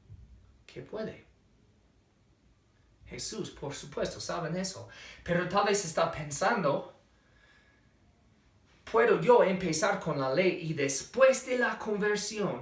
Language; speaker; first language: Spanish; non-native, fluent; English